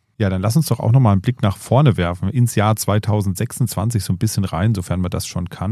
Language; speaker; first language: German; native; German